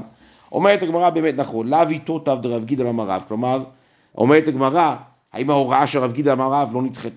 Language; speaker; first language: Hebrew; native; Hebrew